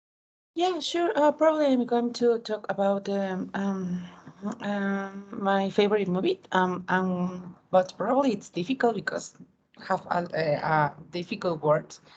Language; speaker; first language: English; non-native, learner; Spanish